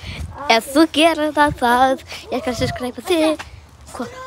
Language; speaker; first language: Icelandic; early bilingual, other home language; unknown